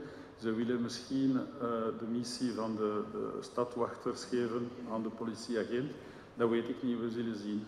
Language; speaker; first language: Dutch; non-native, local second language; French